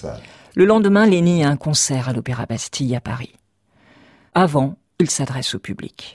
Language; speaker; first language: French; native; French